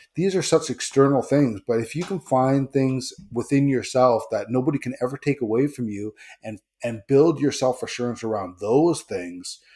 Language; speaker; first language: English; native; English